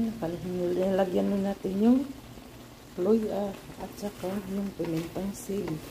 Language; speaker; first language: Filipino; non-native, local second language; Cebuano